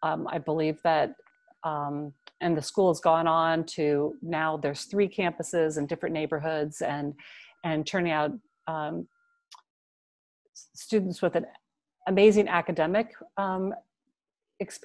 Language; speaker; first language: English; native; English